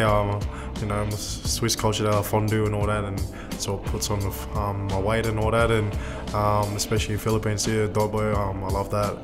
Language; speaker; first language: English; native; English